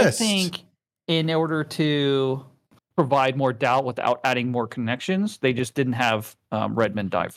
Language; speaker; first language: English; native; English